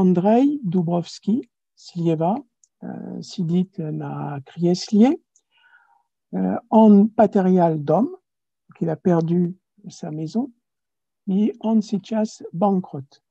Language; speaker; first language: Russian; non-native, learner; French